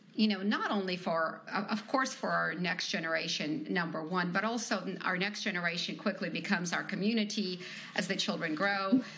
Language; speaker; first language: English; non-native, fluent; Ukrainian